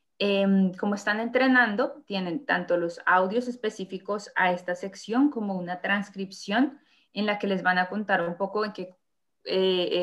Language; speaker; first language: Spanish; native; Spanish